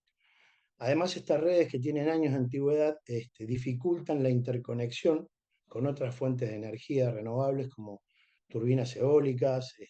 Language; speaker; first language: Spanish; native; Spanish